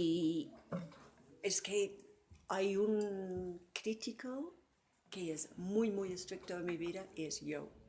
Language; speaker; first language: Spanish; non-native, fluent; English